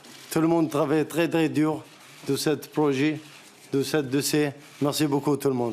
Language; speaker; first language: French; non-native, learner; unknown